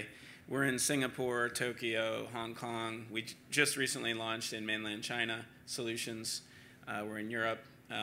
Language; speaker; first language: English; native; English